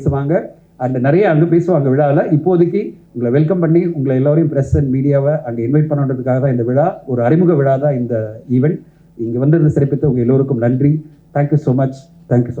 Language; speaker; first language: Tamil; native; Tamil